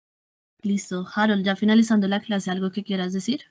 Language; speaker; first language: Spanish; native; Spanish